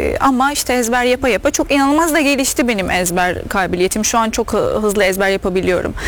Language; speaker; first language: Turkish; non-native, fluent; Arabic